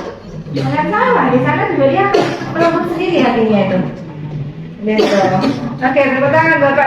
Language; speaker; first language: Indonesian; native; Indonesian